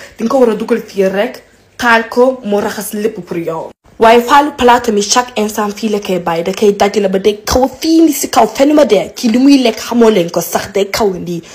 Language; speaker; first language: Wolof; early bilingual, heritage; Wolof